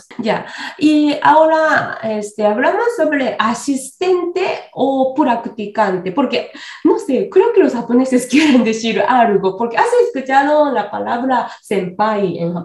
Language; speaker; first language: Spanish; non-native, fluent; Japanese